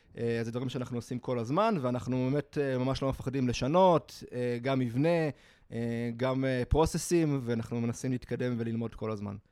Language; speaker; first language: Hebrew; native; Hebrew